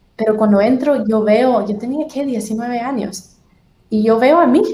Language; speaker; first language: Spanish; non-native, fluent; English